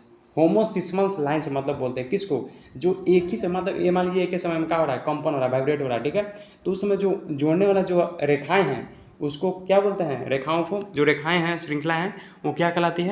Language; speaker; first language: Hindi; native; Hindi